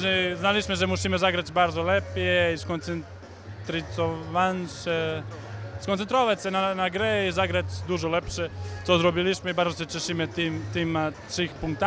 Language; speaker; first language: Polish; non-native, learner; Serbian